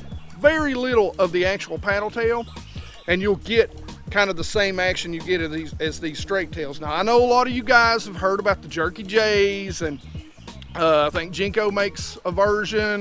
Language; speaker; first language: English; native; English